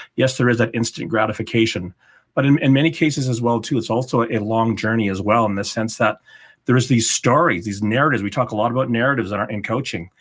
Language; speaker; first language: English; native; English